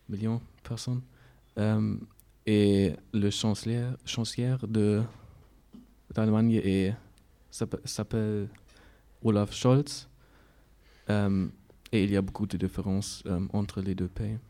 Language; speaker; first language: French; non-native, learner; German